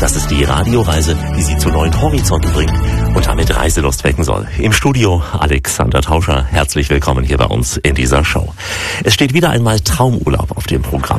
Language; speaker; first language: German; native; German